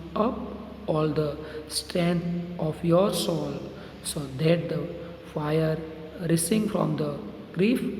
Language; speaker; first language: English; non-native, local second language; Hindi